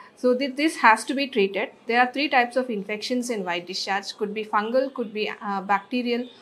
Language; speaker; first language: English; non-native, local second language; Telugu